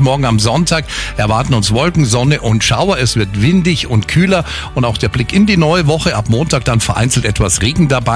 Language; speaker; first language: German; native; German